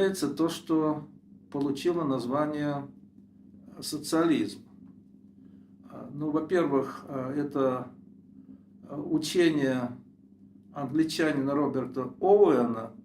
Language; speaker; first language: Russian; native; Russian